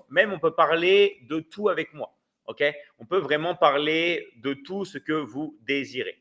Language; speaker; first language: French; native; French